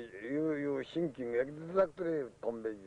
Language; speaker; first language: English; non-native, learner; Japanese